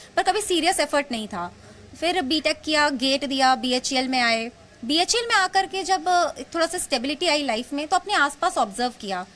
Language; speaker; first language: Hindi; native; Hindi